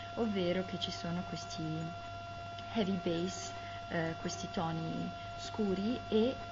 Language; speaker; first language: Italian; native; Italian